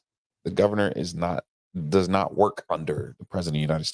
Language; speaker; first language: English; native; English